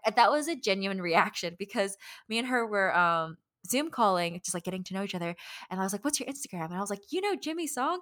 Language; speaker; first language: English; early bilingual, other home language; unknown